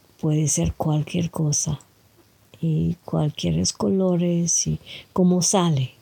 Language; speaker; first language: Spanish; non-native, fluent; French